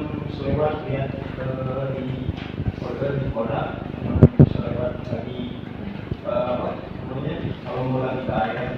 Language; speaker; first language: Indonesian; non-native, local second language; Sundanese